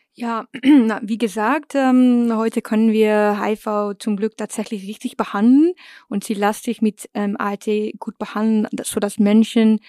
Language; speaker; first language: German; native; German